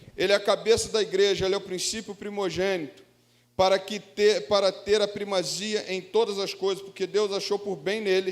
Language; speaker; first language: Portuguese; native; Portuguese